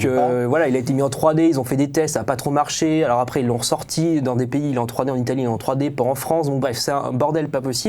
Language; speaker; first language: French; native; French